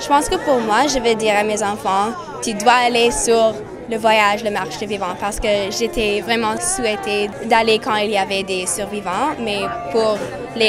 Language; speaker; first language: French; non-native, learner; English